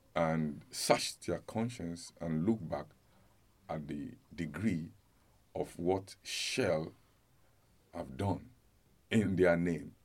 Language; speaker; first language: English; non-native, local second language; Yoruba